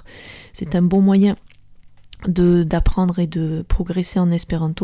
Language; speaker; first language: French; native; French